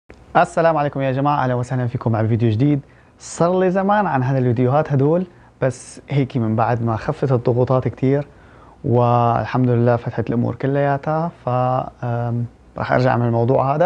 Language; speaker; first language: Arabic; early bilingual, heritage; Arabic